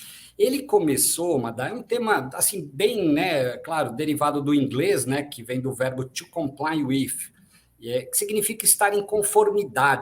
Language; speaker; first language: Portuguese; native; Portuguese